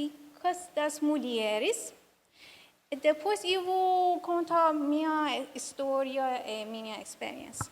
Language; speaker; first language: Portuguese; non-native, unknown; Persian